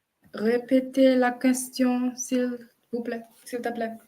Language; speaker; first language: French; non-native, learner; English